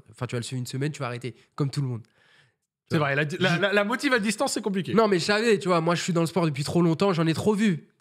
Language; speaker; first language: French; native; French